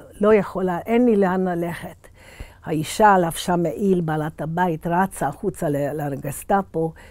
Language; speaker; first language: Hebrew; early bilingual, other home language; Hungarian